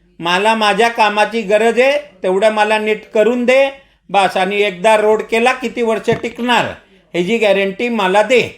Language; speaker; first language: Marathi; non-native, local second language; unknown